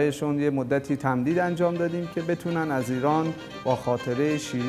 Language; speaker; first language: Persian; native; Persian